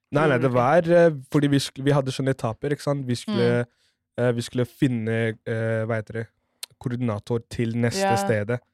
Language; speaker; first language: Norwegian; non-native, fluent; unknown